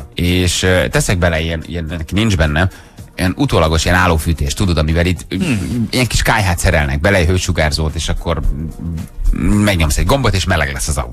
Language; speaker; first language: Hungarian; native; Hungarian